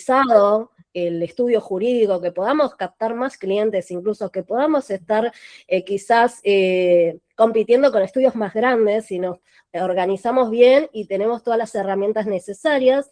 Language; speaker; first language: Spanish; native; Spanish